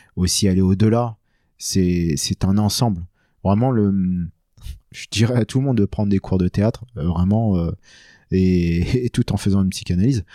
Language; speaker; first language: French; native; French